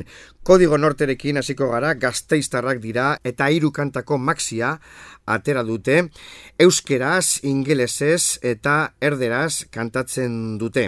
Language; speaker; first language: Basque; native; Basque